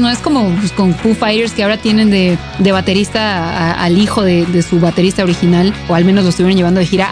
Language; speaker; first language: Spanish; native; Spanish